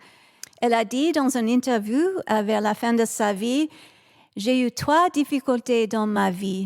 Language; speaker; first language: French; non-native, fluent; English